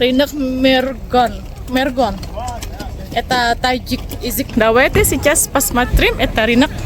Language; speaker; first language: Russian; non-native, learner; Indonesian